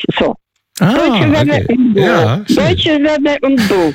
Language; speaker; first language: German; early bilingual, heritage; German